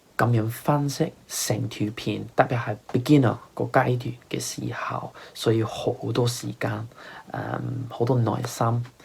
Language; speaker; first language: Cantonese; non-native, fluent; English